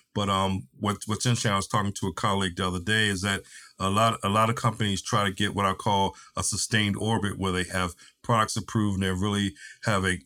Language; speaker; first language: English; native; English